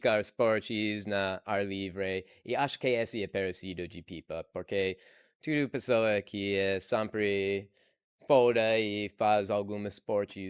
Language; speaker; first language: Portuguese; non-native, learner; English